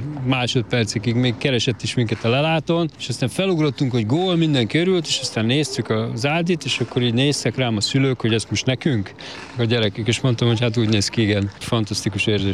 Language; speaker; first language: Hungarian; native; Hungarian